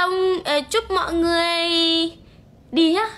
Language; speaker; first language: Vietnamese; non-native, learner; Indonesian